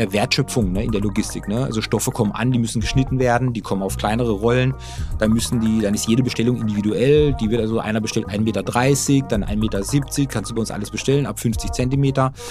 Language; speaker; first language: German; native; German